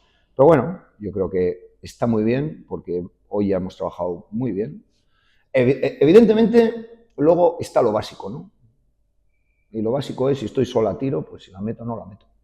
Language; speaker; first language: Spanish; native; Spanish